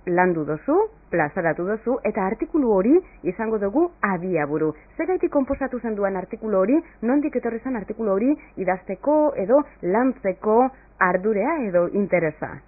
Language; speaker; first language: Basque; native; Basque